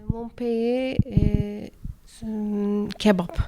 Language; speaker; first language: French; non-native, learner; Turkish